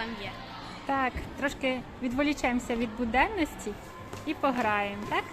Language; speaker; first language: Ukrainian; native; Ukrainian